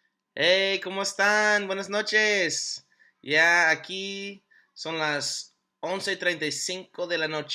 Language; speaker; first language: Spanish; non-native, fluent; English